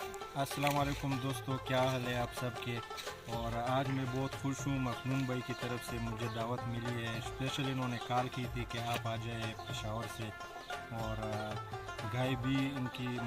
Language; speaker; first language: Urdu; non-native, local second language; Pashto